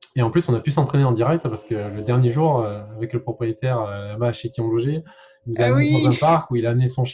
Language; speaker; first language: French; native; French